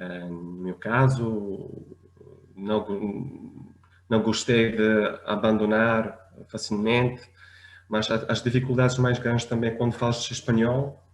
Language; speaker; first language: Portuguese; non-native, fluent; French